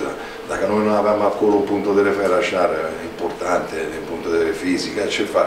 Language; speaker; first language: Romanian; non-native, fluent; Italian